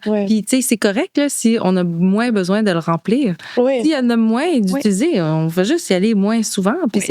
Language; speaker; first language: French; native; French